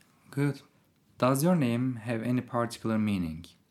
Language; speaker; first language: English; non-native, fluent; Turkish